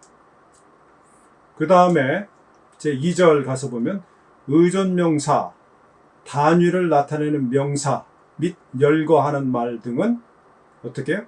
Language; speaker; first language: Korean; native; Korean